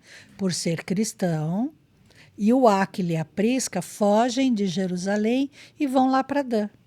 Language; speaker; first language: Portuguese; native; Portuguese